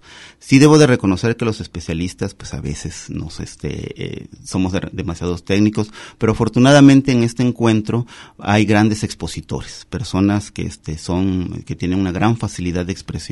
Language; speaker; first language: Spanish; native; Spanish